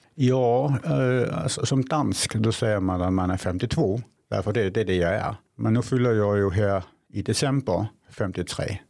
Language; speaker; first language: Swedish; non-native, fluent; Danish